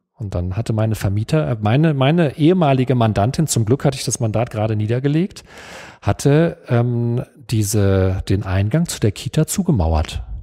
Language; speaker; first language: German; native; German